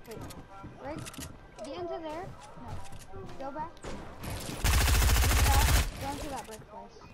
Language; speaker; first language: English; native; English